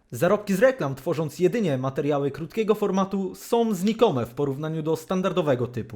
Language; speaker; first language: Polish; native; Polish